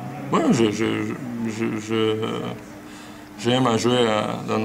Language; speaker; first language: French; non-native, learner; Croatian